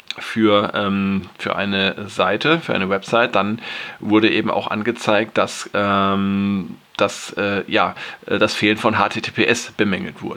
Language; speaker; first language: German; native; German